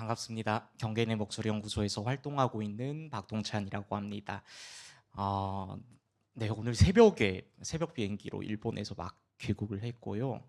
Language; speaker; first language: Korean; early bilingual, heritage; Korean